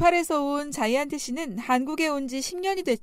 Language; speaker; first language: Korean; native; Korean